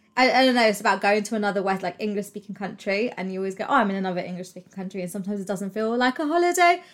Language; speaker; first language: English; native; English